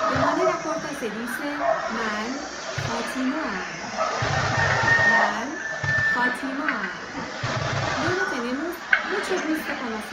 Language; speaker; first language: Spanish; non-native, fluent; Persian